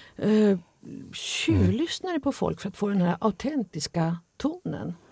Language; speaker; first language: Swedish; native; Swedish